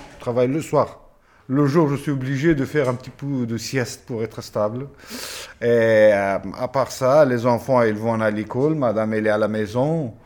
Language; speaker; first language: French; non-native, fluent; Pashto